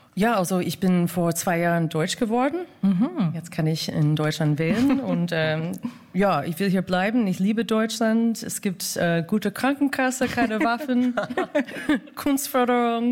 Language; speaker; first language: German; non-native, fluent; English